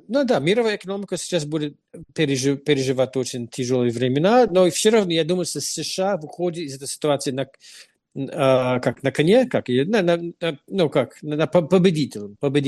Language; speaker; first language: Russian; non-native, fluent; English